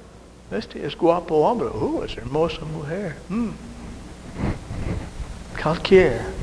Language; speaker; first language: Spanish; non-native, learner; English